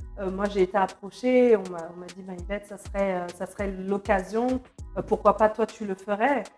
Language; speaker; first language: French; non-native, local second language; Lingala